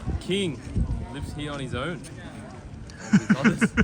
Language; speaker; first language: English; native; English